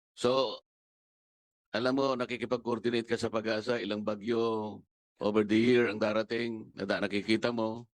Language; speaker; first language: Filipino; non-native, local second language; Pampanga